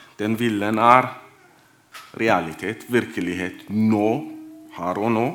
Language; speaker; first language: Norwegian; non-native, fluent; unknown